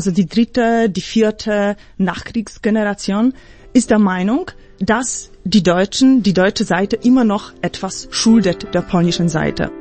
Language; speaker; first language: German; non-native, fluent; Polish